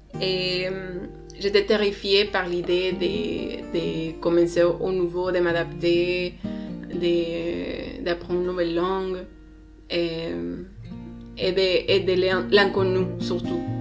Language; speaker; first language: French; non-native, learner; Spanish